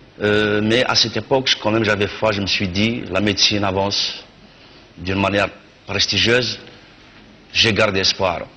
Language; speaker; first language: French; non-native, local second language; Kabyle